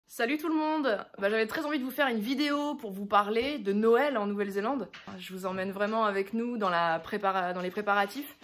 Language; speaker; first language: French; native; French